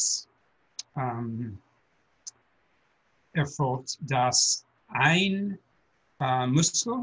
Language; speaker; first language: German; non-native, learner; English